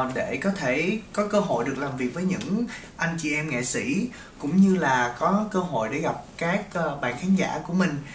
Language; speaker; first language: Vietnamese; native; Vietnamese